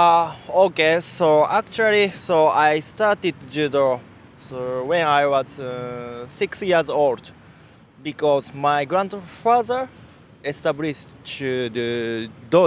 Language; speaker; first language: English; non-native, learner; Japanese